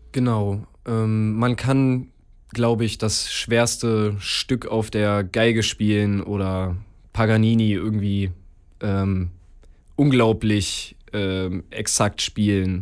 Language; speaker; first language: German; native; German